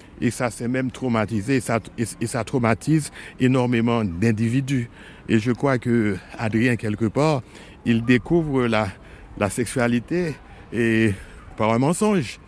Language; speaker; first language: French; non-native, local second language; Haitian Creole